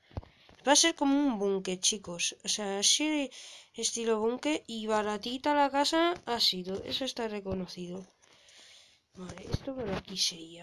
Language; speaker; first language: Spanish; native; Spanish